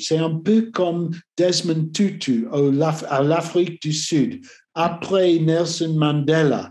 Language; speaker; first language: French; non-native, learner; English